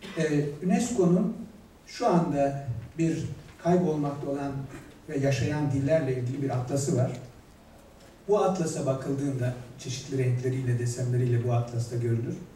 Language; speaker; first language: Turkish; native; Turkish